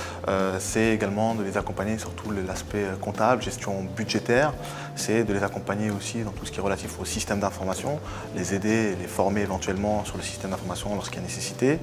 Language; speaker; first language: French; native; French